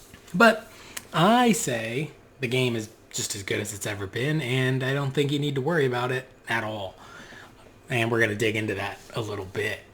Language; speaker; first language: English; native; English